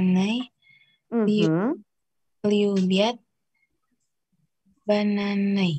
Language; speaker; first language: Russian; non-native, learner; Indonesian